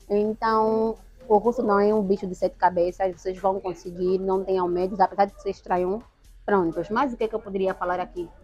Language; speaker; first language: Portuguese; native; Portuguese